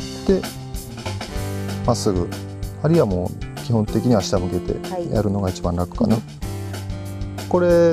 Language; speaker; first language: Japanese; native; Japanese